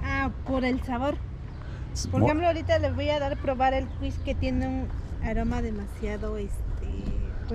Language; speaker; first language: Spanish; native; Spanish